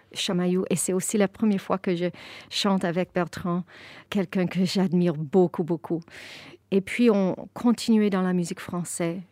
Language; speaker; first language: French; non-native, fluent; English